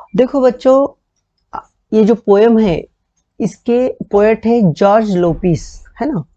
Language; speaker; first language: Hindi; non-native, local second language; Marathi